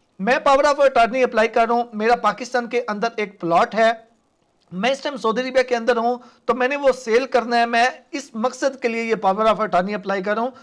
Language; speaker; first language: Urdu; non-native, local second language; Punjabi